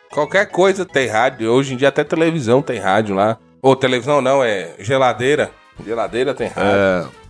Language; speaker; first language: Portuguese; native; Portuguese